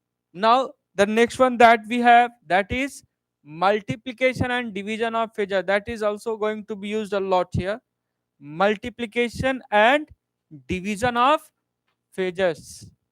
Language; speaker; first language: English; non-native, local second language; Hindi